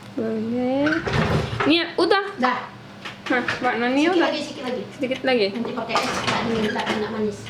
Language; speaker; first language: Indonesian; non-native, learner; Turkish